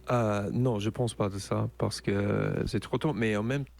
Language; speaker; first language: French; non-native, learner; English